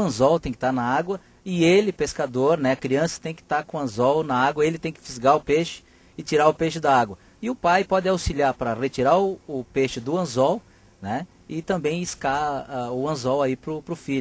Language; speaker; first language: Portuguese; native; Portuguese